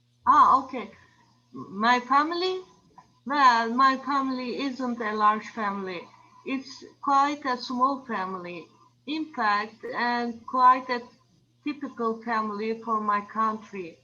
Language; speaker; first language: English; non-native, learner; Turkish